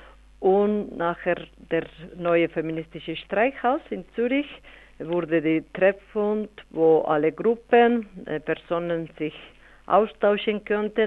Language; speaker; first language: German; non-native, fluent; Spanish